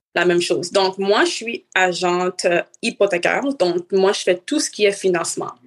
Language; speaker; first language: French; native; French